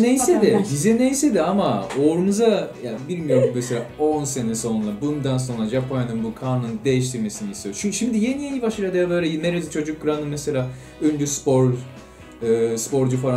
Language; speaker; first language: Turkish; non-native, fluent; Japanese